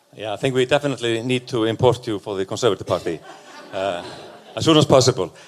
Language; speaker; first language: English; non-native, fluent; Icelandic